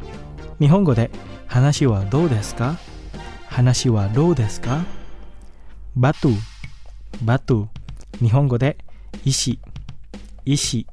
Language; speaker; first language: Japanese; non-native, fluent; Indonesian